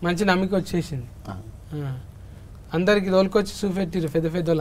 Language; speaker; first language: Telugu; native; Telugu